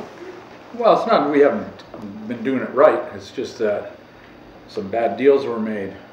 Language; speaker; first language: English; native; English